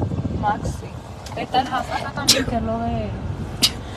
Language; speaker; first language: Spanish; native; Spanish